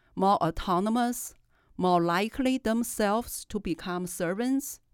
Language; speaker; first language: English; non-native, fluent; Chinese